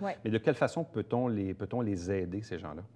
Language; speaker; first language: French; native; French